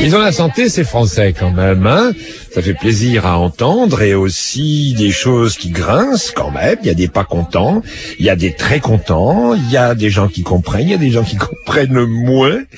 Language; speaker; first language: French; native; French